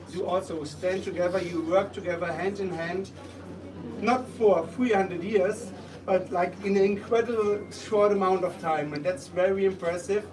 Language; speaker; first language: English; non-native, fluent; German